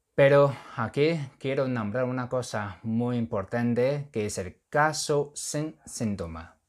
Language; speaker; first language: Spanish; non-native, fluent; Chinese